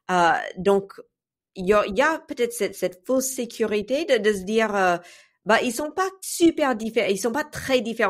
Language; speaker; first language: French; non-native, fluent; English